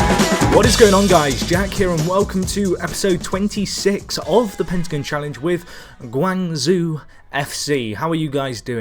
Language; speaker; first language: English; native; English